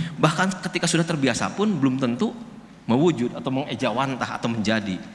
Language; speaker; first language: Indonesian; non-native, local second language; Sundanese